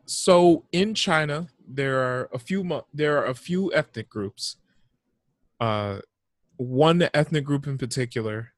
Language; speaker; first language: English; native; English